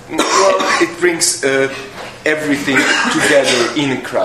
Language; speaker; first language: English; non-native, fluent; Hungarian